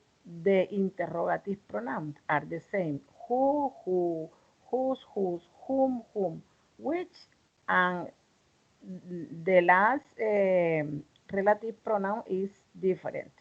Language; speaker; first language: English; non-native, learner; Spanish